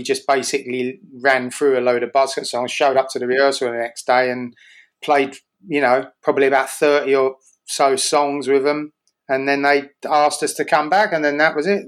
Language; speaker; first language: English; native; English